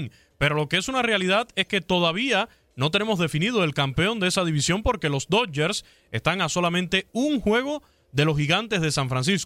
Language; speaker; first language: Spanish; native; Spanish